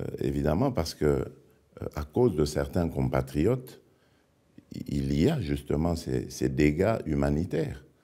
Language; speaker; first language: French; non-native, local second language; Lingala